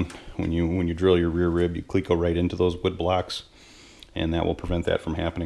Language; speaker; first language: English; native; English